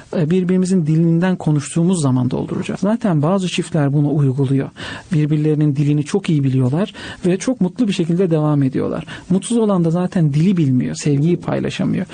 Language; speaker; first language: Turkish; native; Turkish